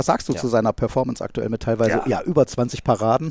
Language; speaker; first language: German; native; German